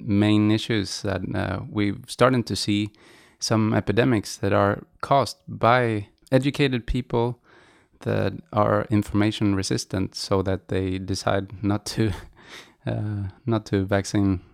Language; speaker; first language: English; non-native, fluent; Swedish